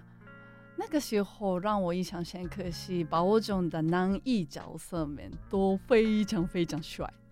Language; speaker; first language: Chinese; non-native, fluent; Japanese